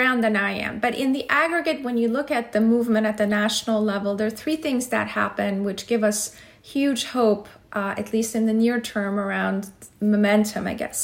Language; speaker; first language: English; non-native, fluent; Persian